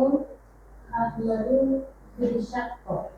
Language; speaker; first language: Arabic; non-native, learner; Indonesian